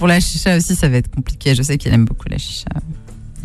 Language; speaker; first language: French; native; French